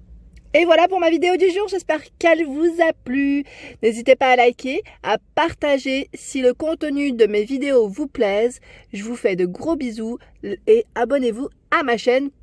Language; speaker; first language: French; native; French